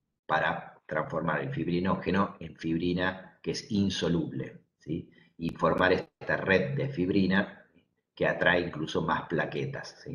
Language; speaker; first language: Spanish; native; Spanish